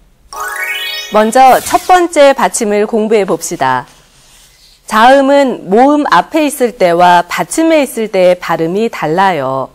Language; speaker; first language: Korean; native; Korean